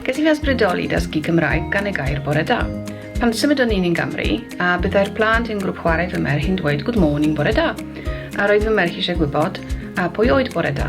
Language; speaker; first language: Welsh; non-native, learner; Polish